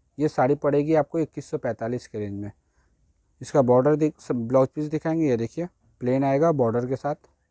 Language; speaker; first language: Hindi; native; Hindi